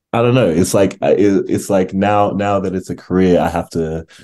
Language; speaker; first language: English; native; English